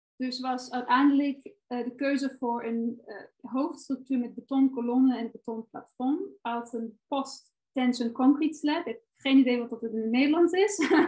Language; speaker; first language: Dutch; non-native, fluent; German